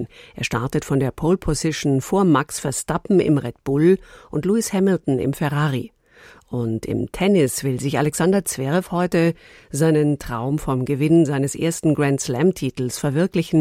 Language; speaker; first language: German; native; German